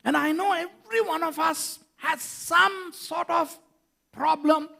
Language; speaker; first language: English; non-native, local second language; Sinhala